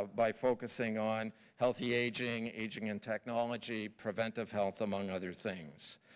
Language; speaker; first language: English; native; English